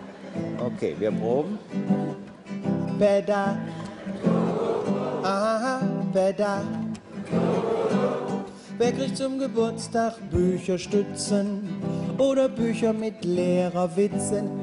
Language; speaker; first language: German; native; German